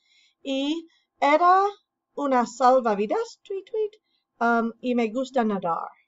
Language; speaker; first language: Spanish; non-native, fluent; English